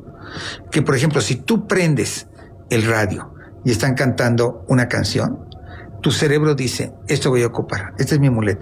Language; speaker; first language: Spanish; native; Spanish